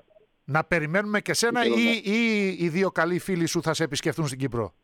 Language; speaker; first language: Greek; native; Greek